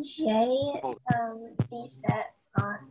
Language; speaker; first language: French; non-native, learner; English